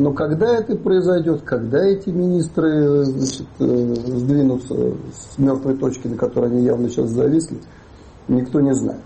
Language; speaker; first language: Russian; native; Russian